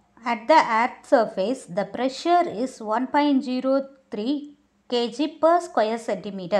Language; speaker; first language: English; non-native, local second language; Tamil